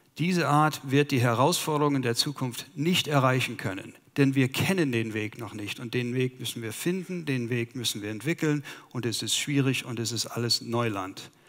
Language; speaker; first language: German; non-native, fluent; English